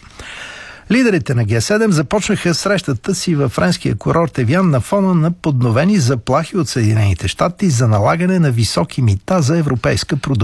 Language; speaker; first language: Bulgarian; native; Bulgarian